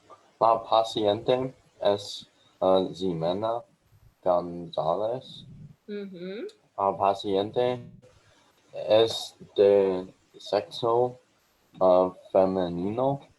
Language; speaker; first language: Spanish; non-native, learner; English